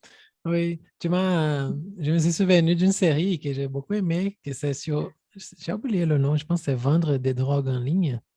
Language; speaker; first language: French; non-native, fluent; Portuguese